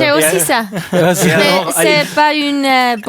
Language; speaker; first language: French; non-native, learner; German